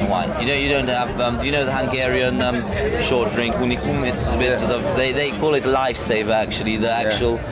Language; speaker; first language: English; non-native, fluent; Hungarian